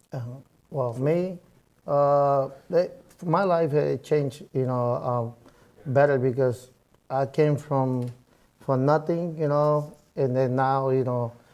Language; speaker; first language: English; early bilingual, other home language; Spanish